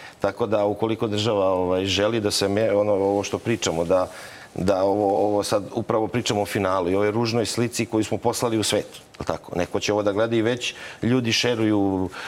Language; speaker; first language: Serbian; native; Serbian